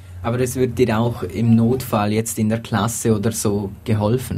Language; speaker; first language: German; native; German